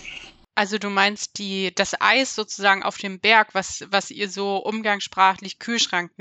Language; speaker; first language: German; native; German